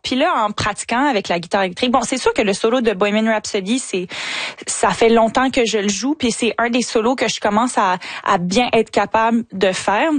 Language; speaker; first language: French; native; French